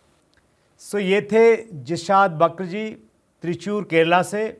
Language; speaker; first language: Hindi; native; Hindi